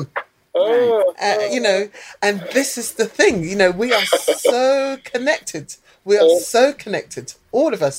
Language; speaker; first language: English; native; English